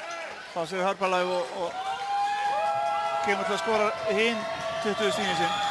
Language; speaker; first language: Icelandic; native; Icelandic